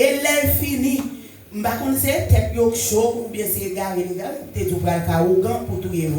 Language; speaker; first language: French; non-native, local second language; Haitian Creole